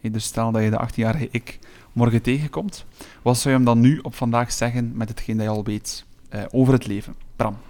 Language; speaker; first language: Dutch; native; Dutch